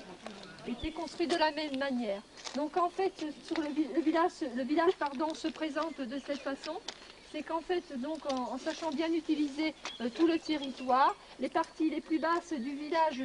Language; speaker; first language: French; native; French